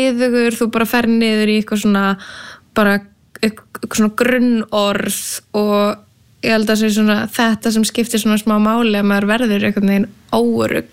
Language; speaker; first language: Icelandic; native; Icelandic